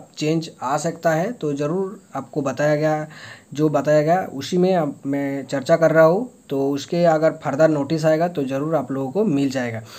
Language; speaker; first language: Hindi; non-native, local second language; Bangla